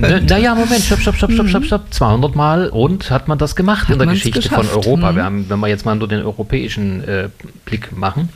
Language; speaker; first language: German; native; German